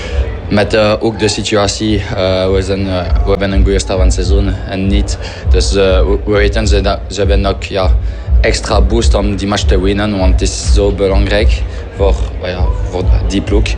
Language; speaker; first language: Dutch; non-native, fluent; French